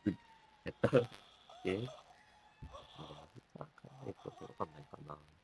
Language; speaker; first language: Japanese; native; Japanese